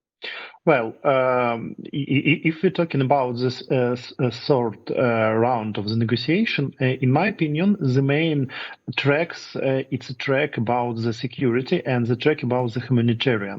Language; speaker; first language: English; non-native, learner; Ukrainian